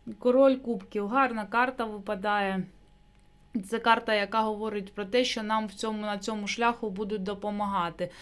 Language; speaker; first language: Ukrainian; non-native, local second language; Russian